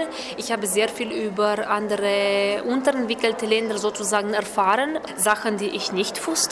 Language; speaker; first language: German; non-native, fluent; Romanian